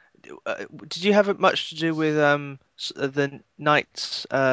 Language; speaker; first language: English; native; English